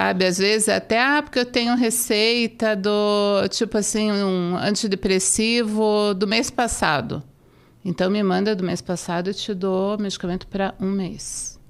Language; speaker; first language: Portuguese; native; Portuguese